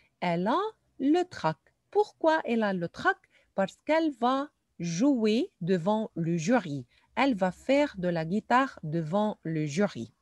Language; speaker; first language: French; non-native, fluent; Arabic